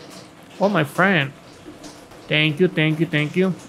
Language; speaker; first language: English; non-native, learner; Spanish